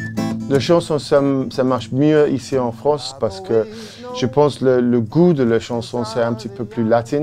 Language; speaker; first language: French; non-native, fluent; English